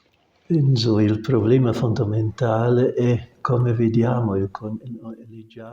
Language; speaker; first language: Italian; non-native, local second language; German